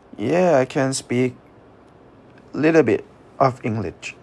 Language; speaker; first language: English; non-native, learner; Thai